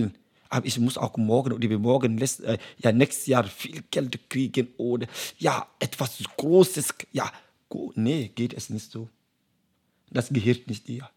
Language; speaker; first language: German; non-native, learner; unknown